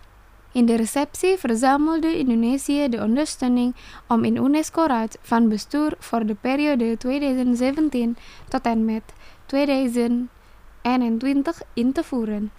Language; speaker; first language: Dutch; non-native, fluent; Indonesian